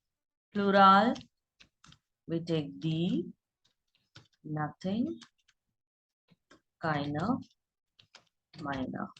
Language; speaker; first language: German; non-native, learner; Hindi